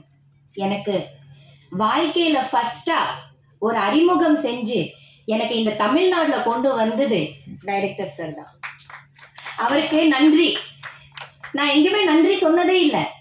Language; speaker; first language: Tamil; non-native, fluent; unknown